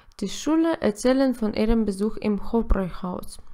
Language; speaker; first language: German; non-native, learner; Russian